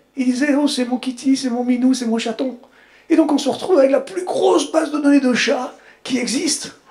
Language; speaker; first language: French; native; French